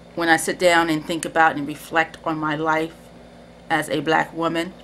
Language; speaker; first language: English; native; English